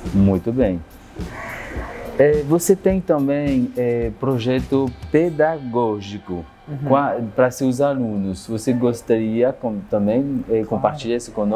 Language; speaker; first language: Portuguese; non-native, fluent; French